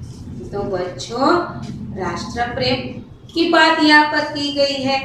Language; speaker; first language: Hindi; non-native, local second language; Gujarati